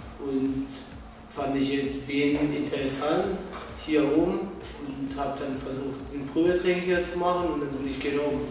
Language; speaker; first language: German; non-native, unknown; Polish